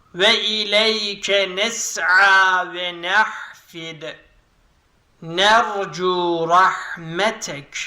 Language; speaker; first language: Arabic; non-native, fluent; Turkish